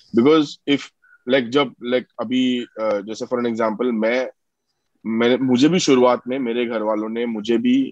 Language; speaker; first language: Hindi; non-native, local second language; Marathi